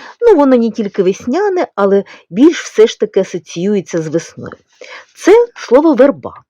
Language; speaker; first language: Ukrainian; non-native, local second language; Russian